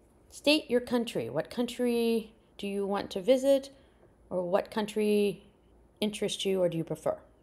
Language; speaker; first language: English; native; English